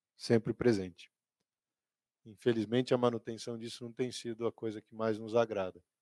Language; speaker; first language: Portuguese; native; Portuguese